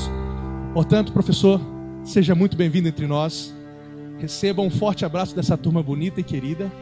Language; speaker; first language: Portuguese; native; Portuguese